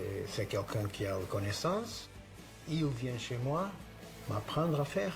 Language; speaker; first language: French; non-native, fluent; Portuguese